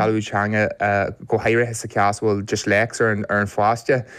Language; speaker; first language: Irish; native; Irish